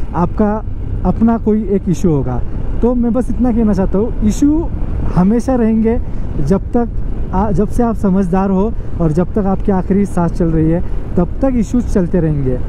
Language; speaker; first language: Hindi; non-native, local second language; Marathi